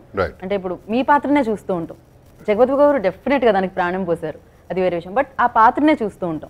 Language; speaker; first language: Telugu; native; Telugu